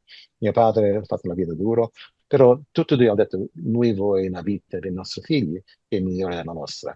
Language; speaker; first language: Italian; early bilingual, heritage; Italian